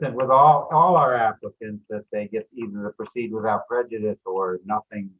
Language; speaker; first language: English; native; English